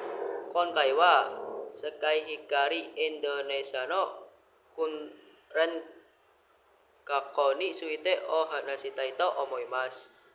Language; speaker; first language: Japanese; non-native, learner; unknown